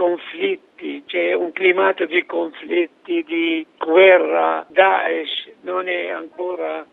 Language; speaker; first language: Italian; non-native, fluent; Arabic